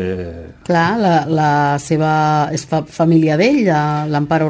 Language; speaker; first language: Catalan; native; Catalan